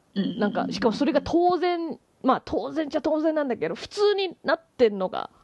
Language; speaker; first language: Japanese; native; Japanese